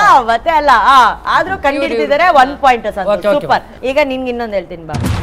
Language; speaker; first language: Kannada; native; Kannada